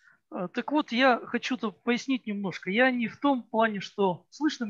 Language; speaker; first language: Russian; native; Russian